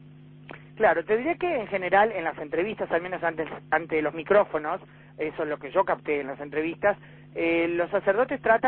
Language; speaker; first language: Spanish; native; Spanish